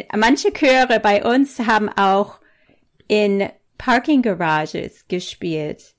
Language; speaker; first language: German; non-native, fluent; English